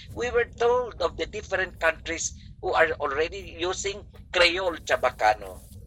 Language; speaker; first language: English; non-native, local second language; Chavacano